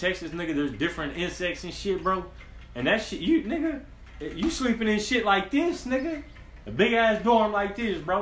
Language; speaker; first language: English; native; English